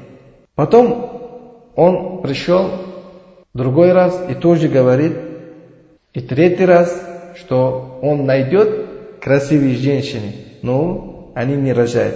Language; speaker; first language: Russian; non-native, learner; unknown